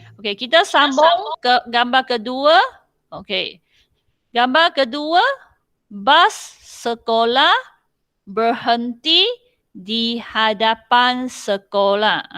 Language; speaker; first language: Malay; non-native, local second language; Chinese